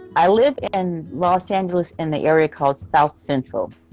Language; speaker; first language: English; native; English